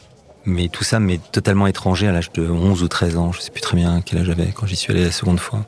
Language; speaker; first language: French; native; French